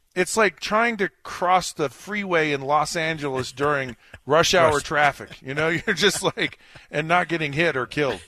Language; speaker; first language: English; native; English